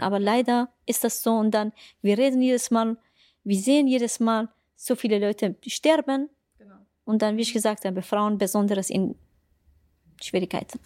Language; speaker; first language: German; non-native, fluent; Persian